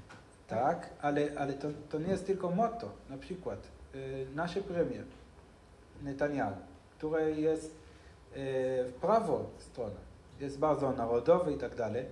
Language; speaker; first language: Polish; non-native, learner; Hebrew